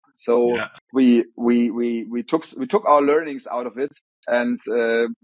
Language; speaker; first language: English; non-native, fluent; German